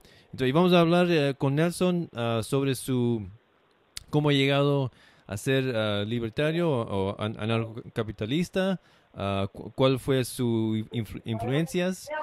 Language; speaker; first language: Spanish; non-native, learner; English